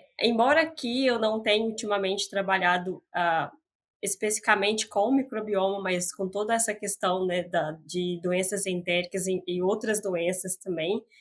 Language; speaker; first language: Portuguese; native; Portuguese